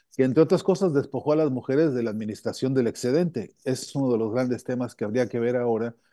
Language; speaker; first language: Spanish; native; Spanish